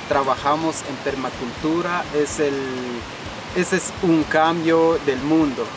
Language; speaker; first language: Spanish; non-native, local second language; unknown